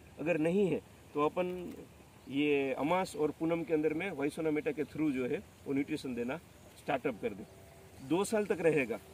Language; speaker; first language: Hindi; native; Hindi